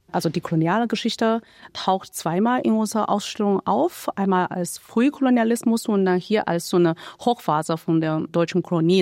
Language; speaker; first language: German; non-native, fluent; Chinese